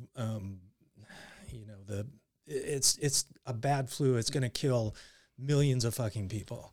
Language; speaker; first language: English; native; English